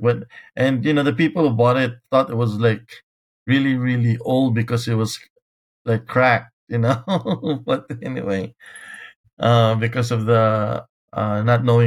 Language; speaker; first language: English; non-native, local second language; Filipino